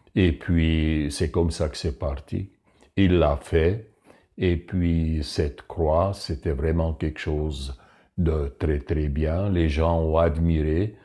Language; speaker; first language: French; native; French